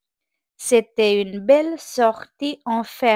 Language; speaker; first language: French; non-native, fluent; Tamil